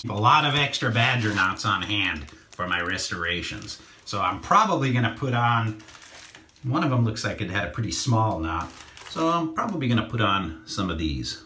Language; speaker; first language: English; native; English